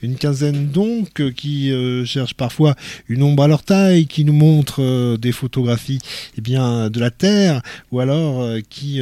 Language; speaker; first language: French; native; French